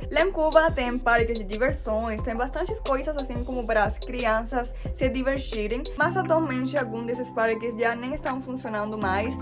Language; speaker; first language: Portuguese; non-native, fluent; Spanish